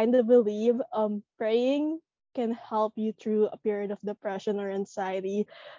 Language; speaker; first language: English; non-native, local second language; Filipino